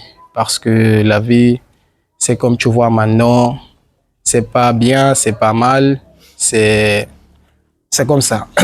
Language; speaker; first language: French; non-native, learner; Swahili